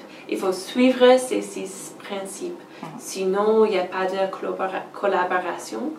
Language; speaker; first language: French; non-native, fluent; English